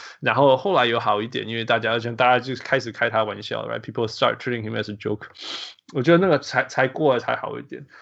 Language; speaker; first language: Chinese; early bilingual, heritage; Chinese